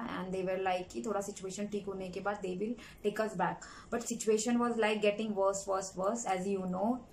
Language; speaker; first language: Hindi; native; Hindi